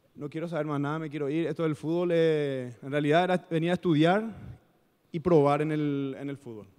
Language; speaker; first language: Spanish; native; Spanish